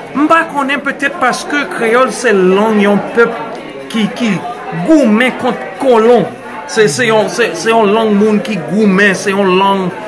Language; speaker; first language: Haitian Creole; non-native, fluent; English